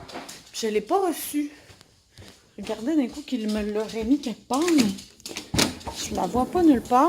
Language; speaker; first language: French; native; French